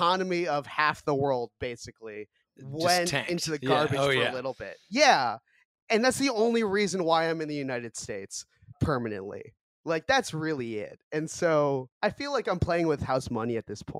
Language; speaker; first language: English; early bilingual, other home language; Korean